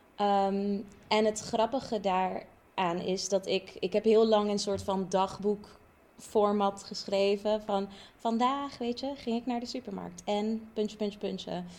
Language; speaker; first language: Dutch; non-native, local second language; Papiamento